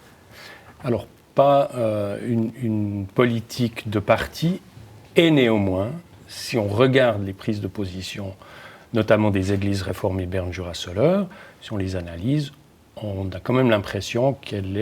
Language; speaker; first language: French; native; French